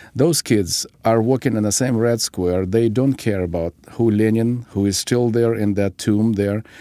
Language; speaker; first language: English; non-native, fluent; Ukrainian